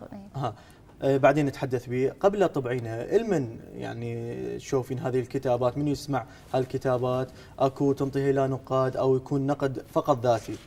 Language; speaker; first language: Arabic; native; Arabic